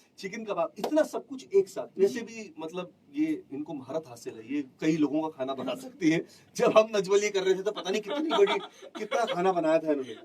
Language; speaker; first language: Hindi; native; Hindi